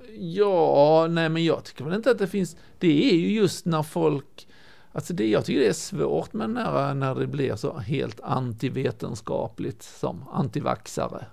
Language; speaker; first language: Swedish; native; Swedish